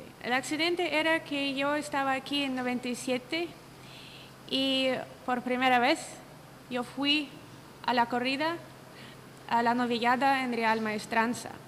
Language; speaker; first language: Spanish; non-native, learner; Russian